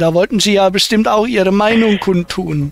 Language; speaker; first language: German; native; German